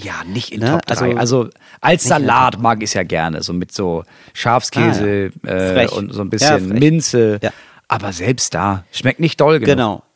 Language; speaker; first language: German; native; German